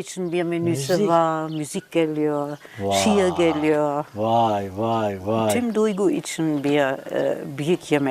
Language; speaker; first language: Turkish; non-native, learner; German